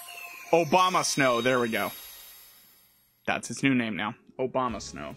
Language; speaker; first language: English; native; English